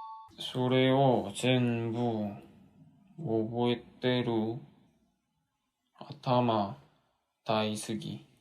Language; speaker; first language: Japanese; non-native, learner; Korean